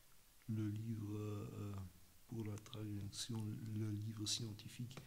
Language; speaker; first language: French; non-native, learner; German